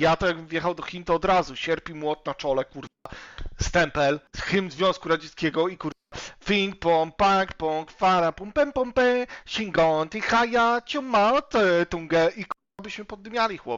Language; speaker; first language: Polish; native; Polish